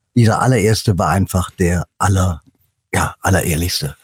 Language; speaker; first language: German; native; German